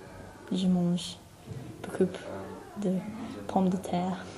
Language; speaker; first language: French; non-native, learner; English